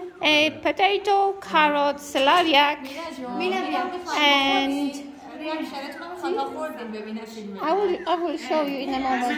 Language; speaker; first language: English; non-native, fluent; Polish